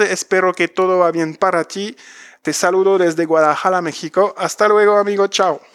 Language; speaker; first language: Spanish; non-native, fluent; French